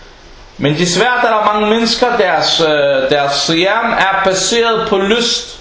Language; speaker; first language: Danish; non-native, local second language; Arabic